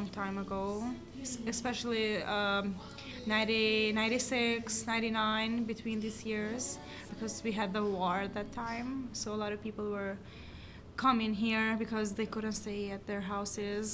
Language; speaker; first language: English; non-native, fluent; Albanian